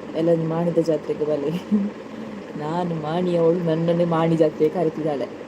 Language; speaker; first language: Kannada; non-native, local second language; Tulu